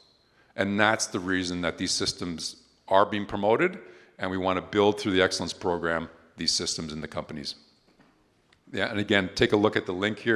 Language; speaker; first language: English; native; English